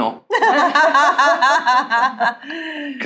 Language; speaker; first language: Spanish; non-native, fluent; Portuguese